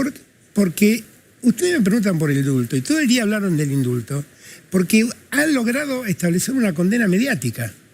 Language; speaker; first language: Spanish; native; Spanish